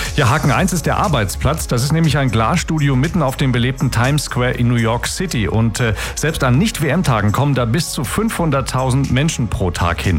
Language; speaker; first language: German; native; German